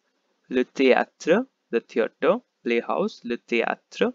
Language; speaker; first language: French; non-native, fluent; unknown